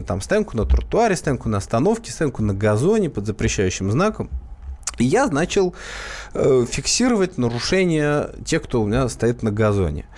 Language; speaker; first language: Russian; native; Russian